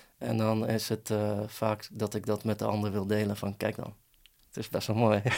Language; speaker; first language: Dutch; early bilingual, other home language; Persian